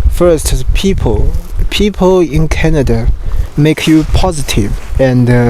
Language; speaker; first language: English; non-native, learner; Chinese